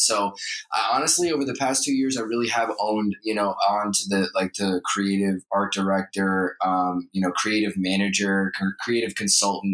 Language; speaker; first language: English; native; English